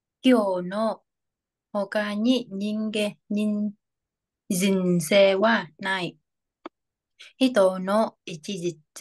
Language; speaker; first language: Japanese; non-native, learner; Vietnamese